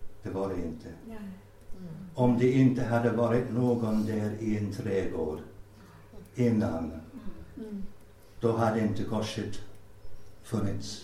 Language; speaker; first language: Swedish; non-native, fluent; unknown